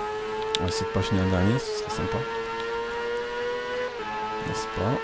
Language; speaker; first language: French; native; French